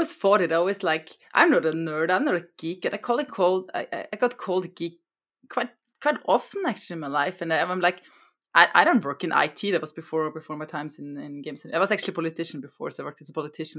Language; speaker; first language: English; non-native, fluent; German